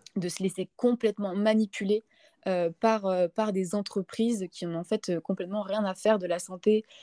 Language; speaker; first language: French; native; French